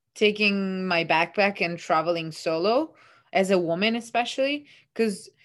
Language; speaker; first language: English; non-native, fluent; Italian